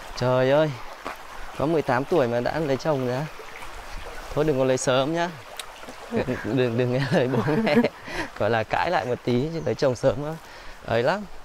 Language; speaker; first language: Vietnamese; native; Vietnamese